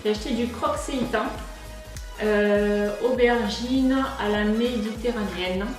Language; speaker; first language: French; native; French